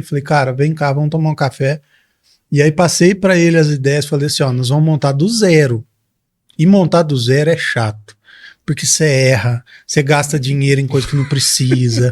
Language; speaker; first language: Portuguese; native; Portuguese